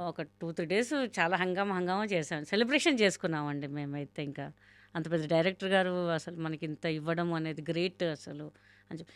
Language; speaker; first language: Telugu; non-native, local second language; Hindi